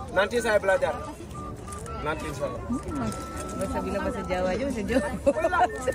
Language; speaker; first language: Indonesian; non-native, learner; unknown